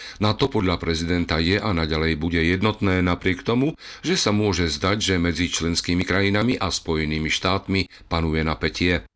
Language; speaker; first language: Slovak; native; Slovak